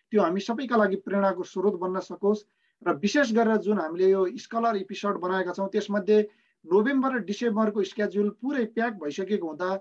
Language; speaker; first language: Nepali; native; Nepali